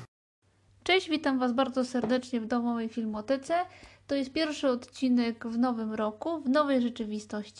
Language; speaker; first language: Polish; native; Polish